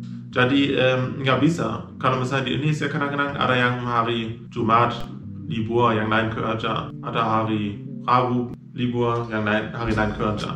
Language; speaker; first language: Indonesian; non-native, fluent; German